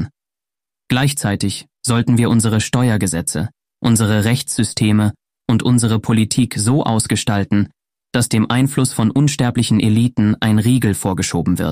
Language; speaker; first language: German; native; German